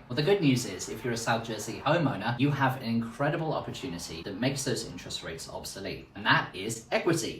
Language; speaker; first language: English; native; English